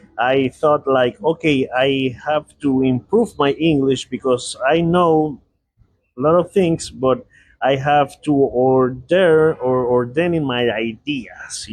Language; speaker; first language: English; non-native, learner; Spanish